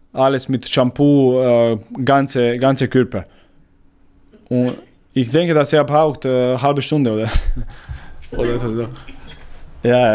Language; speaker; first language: German; non-native, learner; Croatian